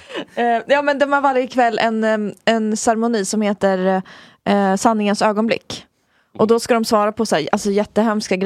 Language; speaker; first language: Swedish; native; Swedish